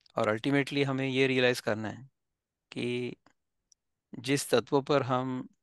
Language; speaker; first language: Hindi; non-native, local second language; Marathi